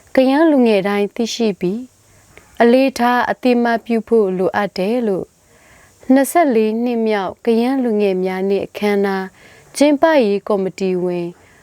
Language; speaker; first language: Burmese; non-native, local second language; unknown